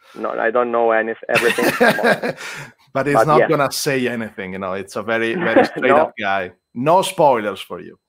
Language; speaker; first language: English; non-native, fluent; Italian